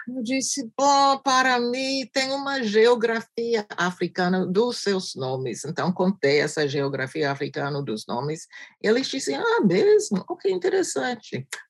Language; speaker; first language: Portuguese; non-native, fluent; English